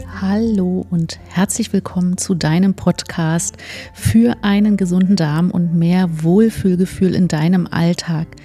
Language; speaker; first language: German; native; German